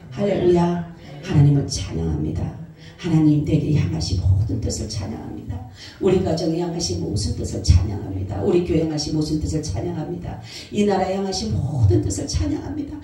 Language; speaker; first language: Korean; native; Korean